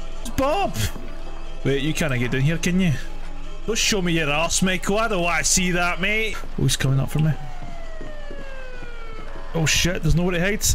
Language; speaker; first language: English; native; English